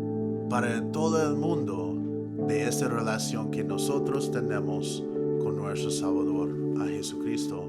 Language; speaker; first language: Spanish; non-native, fluent; English